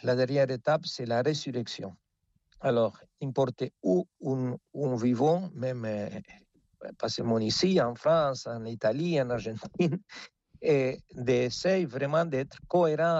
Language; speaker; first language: French; non-native, fluent; Spanish